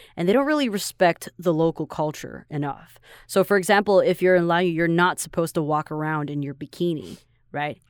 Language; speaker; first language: English; non-native, fluent; Chinese